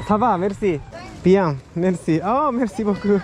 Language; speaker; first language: French; non-native, learner; Japanese